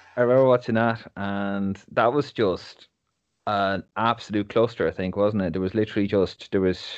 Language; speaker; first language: English; native; English